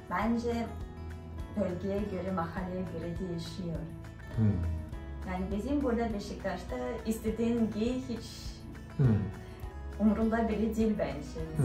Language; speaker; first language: Turkish; non-native, fluent; Russian